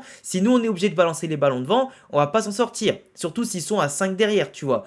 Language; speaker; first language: French; native; French